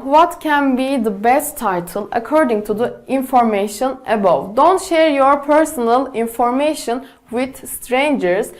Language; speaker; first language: English; non-native, fluent; Turkish